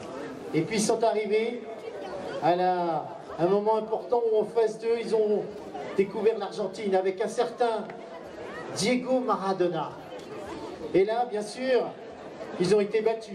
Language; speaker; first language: French; native; French